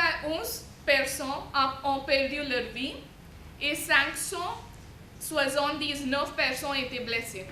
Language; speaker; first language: French; non-native, fluent; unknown